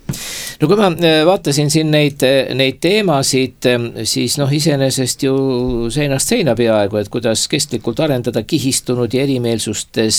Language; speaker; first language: Estonian; native; Estonian